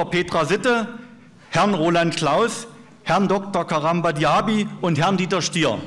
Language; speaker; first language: German; native; German